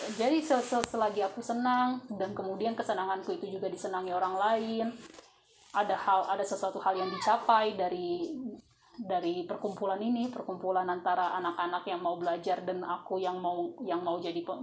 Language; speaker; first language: Indonesian; non-native, local second language; Batak Toba